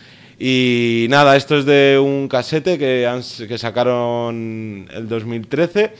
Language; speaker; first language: Spanish; native; Spanish